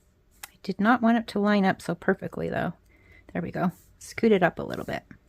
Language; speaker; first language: English; native; English